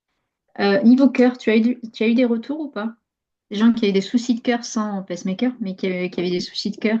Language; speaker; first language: French; native; French